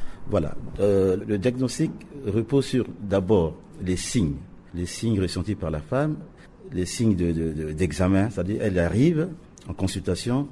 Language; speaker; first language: French; non-native, local second language; Sango